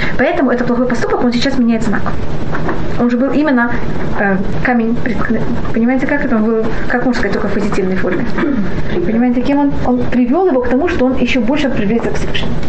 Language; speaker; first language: Russian; early bilingual, heritage; Russian